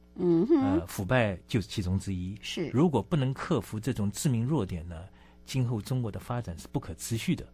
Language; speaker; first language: Chinese; native; Chinese